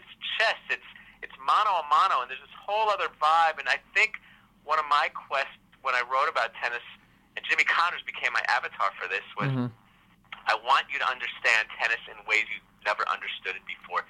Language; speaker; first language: English; native; English